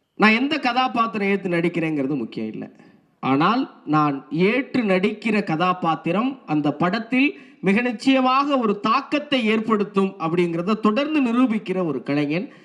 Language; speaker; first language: Tamil; native; Tamil